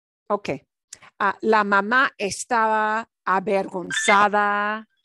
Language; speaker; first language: Spanish; non-native, fluent; English